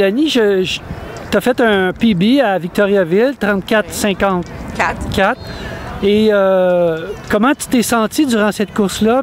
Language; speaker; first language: French; native; French